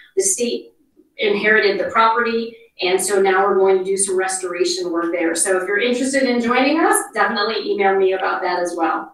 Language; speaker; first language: English; native; English